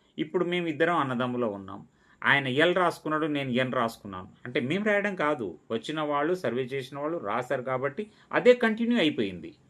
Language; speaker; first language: Telugu; non-native, local second language; Lambadi